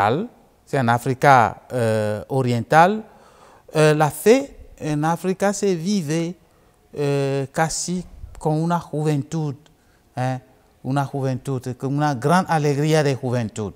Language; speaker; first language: Spanish; non-native, fluent; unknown